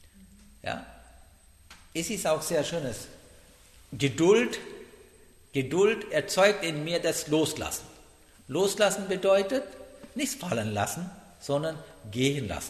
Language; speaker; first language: German; non-native, fluent; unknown